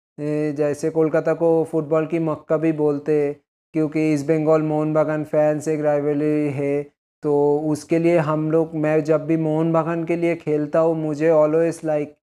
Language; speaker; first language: Hindi; non-native, local second language; Bangla